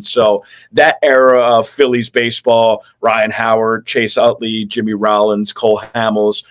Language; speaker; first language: English; native; English